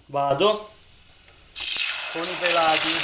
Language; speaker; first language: Italian; native; Italian